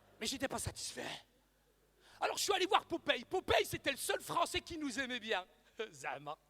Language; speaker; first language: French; early bilingual, other home language; Arabic